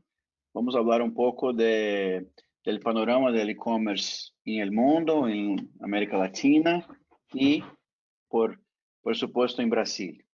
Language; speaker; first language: Spanish; non-native, fluent; Portuguese